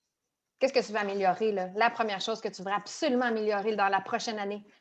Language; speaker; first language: French; native; French